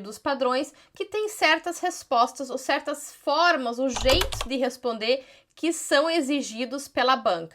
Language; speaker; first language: Portuguese; native; Portuguese